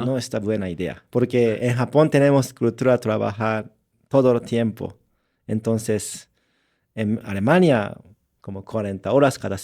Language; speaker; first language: Spanish; non-native, learner; Japanese